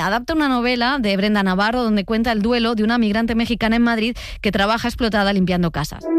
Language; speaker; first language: Spanish; native; Spanish